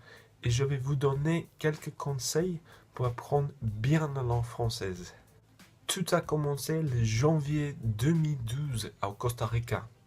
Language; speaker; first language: French; non-native, fluent; English